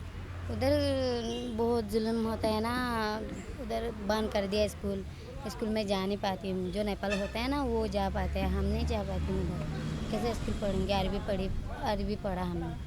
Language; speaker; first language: Hindi; non-native, learner; Rohingya